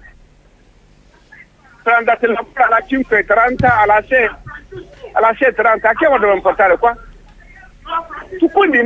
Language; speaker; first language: Italian; non-native, local second language; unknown